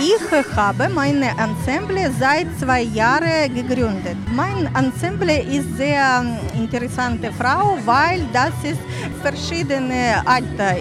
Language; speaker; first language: German; non-native, learner; Ukrainian